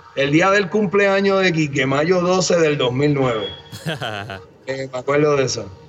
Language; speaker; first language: Spanish; native; Spanish